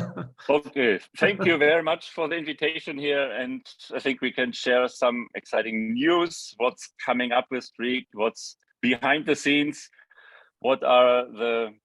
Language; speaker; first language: English; non-native, fluent; German